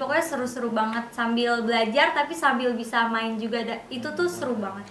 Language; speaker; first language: Indonesian; native; Indonesian